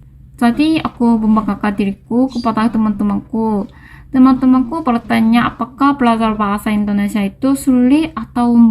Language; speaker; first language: Indonesian; non-native, learner; Korean